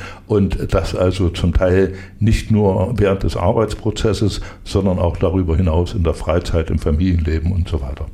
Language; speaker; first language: German; native; German